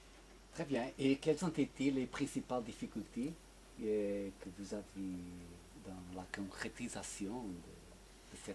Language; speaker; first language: French; non-native, fluent; Portuguese